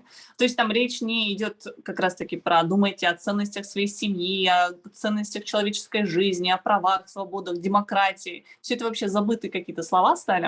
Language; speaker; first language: Russian; native; Russian